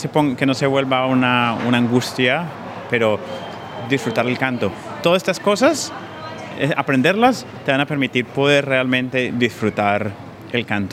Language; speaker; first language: Spanish; native; Spanish